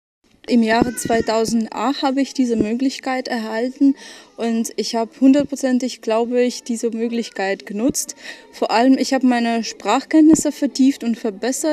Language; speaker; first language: German; non-native, fluent; Ukrainian